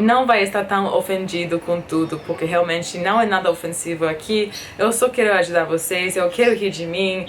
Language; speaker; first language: Portuguese; non-native, fluent; English